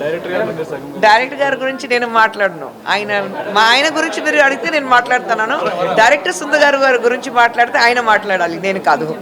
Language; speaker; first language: Telugu; non-native, learner; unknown